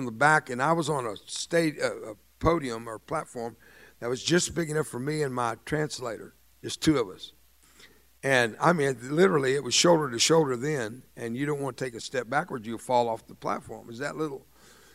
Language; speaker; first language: English; early bilingual, other home language; Spanish